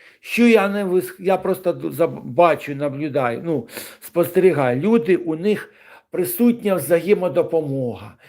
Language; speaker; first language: Ukrainian; non-native, local second language; Russian